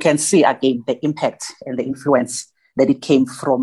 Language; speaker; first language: English; non-native, local second language; Zulu